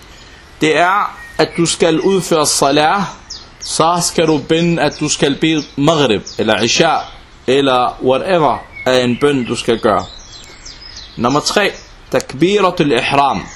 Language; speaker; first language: Danish; non-native, local second language; Arabic